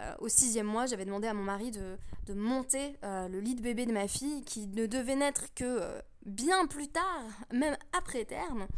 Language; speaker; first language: French; native; French